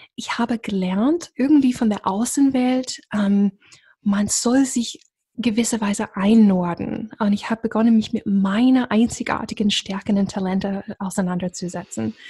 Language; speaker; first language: German; non-native, fluent; English